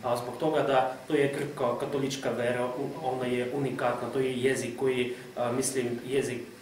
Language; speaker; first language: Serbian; non-native, fluent; Russian